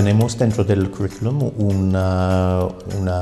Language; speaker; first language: Spanish; non-native, fluent; English